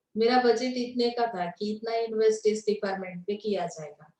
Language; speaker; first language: Hindi; non-native, local second language; Marathi